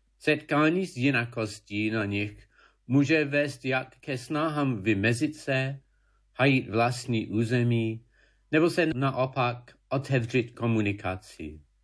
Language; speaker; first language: Czech; non-native, fluent; English